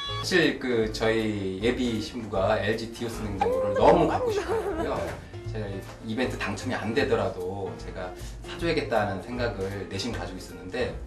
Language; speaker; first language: Korean; native; Korean